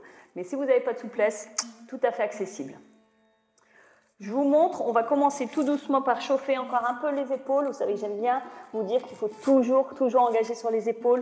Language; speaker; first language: French; native; French